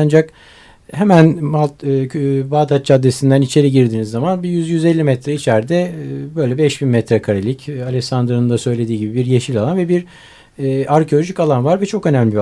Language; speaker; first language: Turkish; native; Turkish